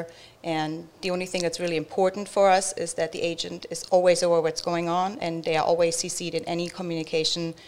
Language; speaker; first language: English; non-native, fluent; German